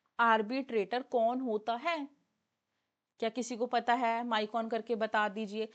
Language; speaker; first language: Hindi; non-native, local second language; Punjabi